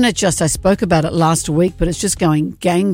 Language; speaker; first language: English; native; English